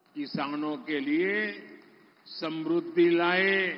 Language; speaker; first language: Hindi; non-native, local second language; Gujarati